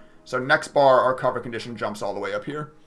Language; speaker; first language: English; native; English